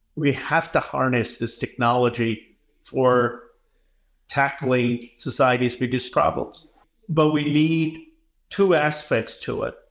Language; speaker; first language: English; native; English